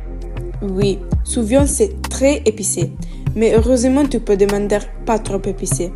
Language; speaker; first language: French; non-native, learner; Italian